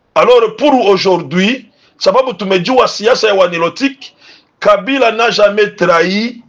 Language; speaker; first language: French; non-native, local second language; Swahili